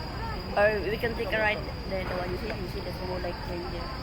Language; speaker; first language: English; non-native, learner; Filipino